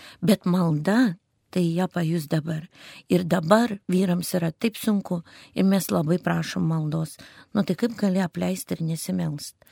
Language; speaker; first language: Lithuanian; non-native, fluent; Russian